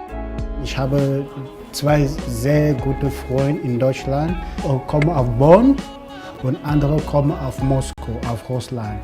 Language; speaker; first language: German; non-native, learner; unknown